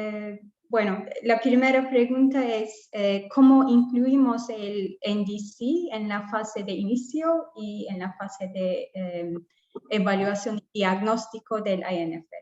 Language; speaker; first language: Spanish; non-native, fluent; English